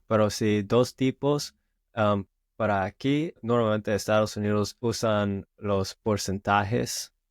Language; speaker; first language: Spanish; non-native, learner; English